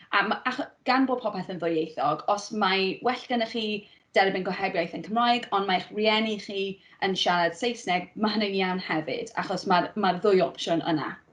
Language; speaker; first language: Welsh; non-native, local second language; English